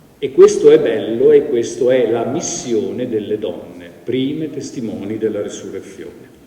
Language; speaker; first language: Italian; native; Italian